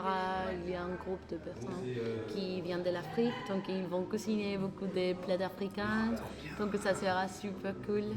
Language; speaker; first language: French; non-native, learner; Spanish